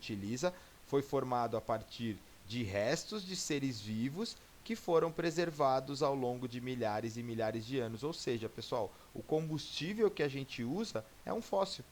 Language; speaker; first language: Portuguese; native; Portuguese